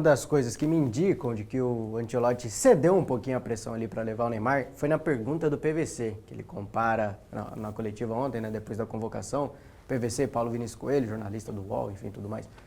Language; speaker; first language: Portuguese; native; Portuguese